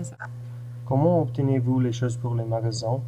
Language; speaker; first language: French; non-native, fluent; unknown